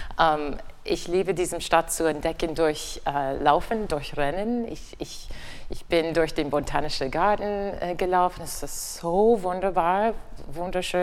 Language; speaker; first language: German; non-native, learner; English